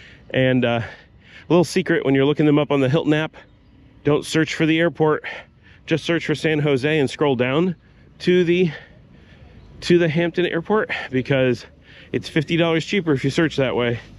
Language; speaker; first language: English; native; English